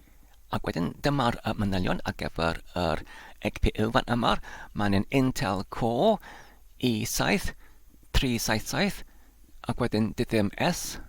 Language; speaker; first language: Welsh; non-native, learner; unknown